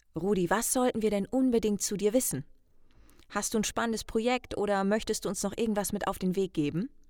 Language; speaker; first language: German; native; German